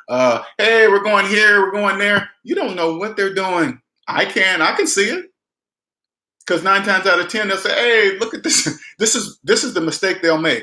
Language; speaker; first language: English; native; English